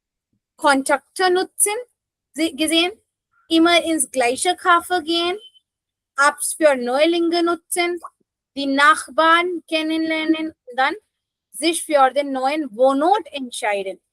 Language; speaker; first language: German; non-native, fluent; Hindi